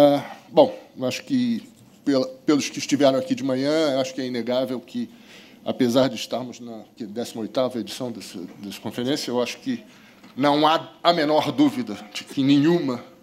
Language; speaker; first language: Portuguese; native; Portuguese